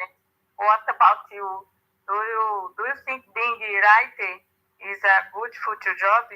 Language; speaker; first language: English; non-native, learner; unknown